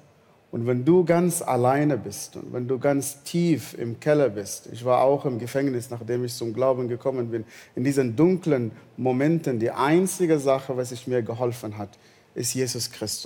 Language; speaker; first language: German; non-native, fluent; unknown